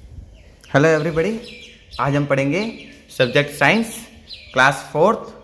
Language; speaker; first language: Hindi; native; Hindi